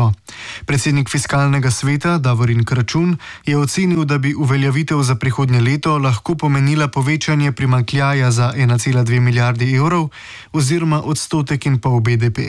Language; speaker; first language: Slovenian; native; Slovenian